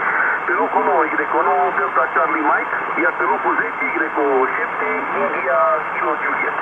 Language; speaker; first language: Romanian; native; Romanian